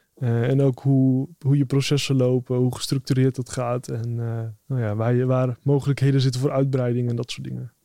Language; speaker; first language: Dutch; native; Dutch